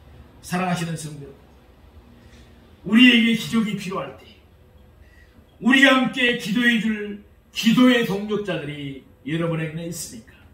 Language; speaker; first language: Korean; native; Korean